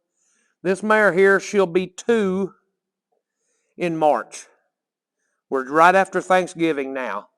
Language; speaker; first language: English; native; English